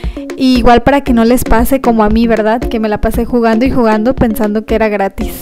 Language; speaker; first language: Spanish; native; Spanish